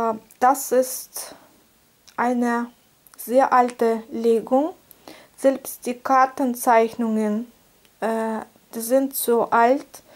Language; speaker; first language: German; non-native, fluent; Russian